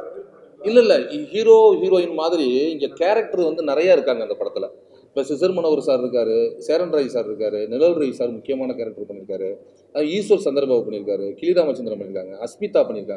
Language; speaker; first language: Tamil; native; Tamil